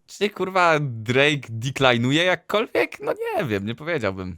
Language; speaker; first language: Polish; native; Polish